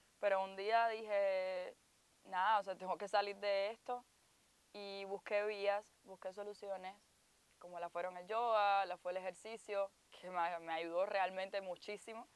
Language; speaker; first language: Spanish; native; Spanish